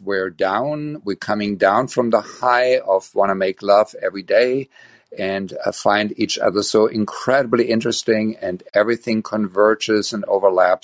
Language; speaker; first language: English; non-native, fluent; German